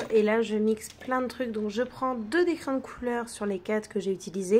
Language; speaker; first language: French; native; French